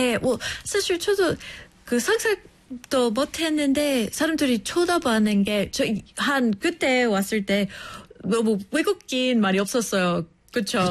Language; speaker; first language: Korean; non-native, fluent; English